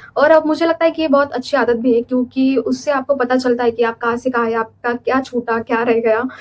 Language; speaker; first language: Hindi; non-native, local second language; Marathi